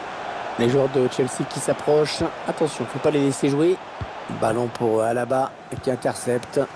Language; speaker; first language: French; native; French